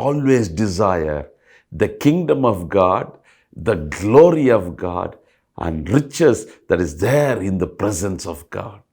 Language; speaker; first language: English; non-native, local second language; Kannada